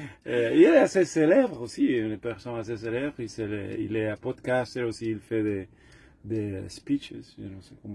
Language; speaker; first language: French; non-native, learner; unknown